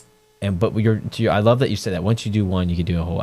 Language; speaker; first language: English; native; English